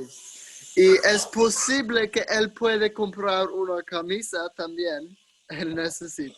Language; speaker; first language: Spanish; non-native, learner; English